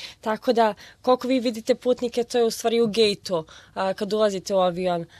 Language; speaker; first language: Serbian; early bilingual, heritage; Serbian